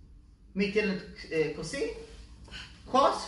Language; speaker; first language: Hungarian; non-native, learner; Hebrew